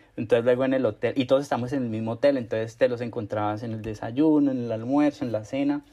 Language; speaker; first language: Spanish; native; Spanish